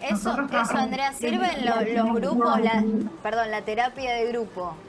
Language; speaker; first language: Spanish; native; Spanish